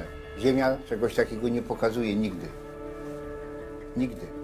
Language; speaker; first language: Polish; native; Polish